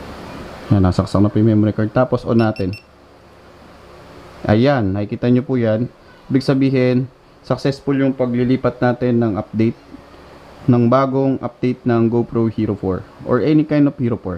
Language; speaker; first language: Filipino; native; Filipino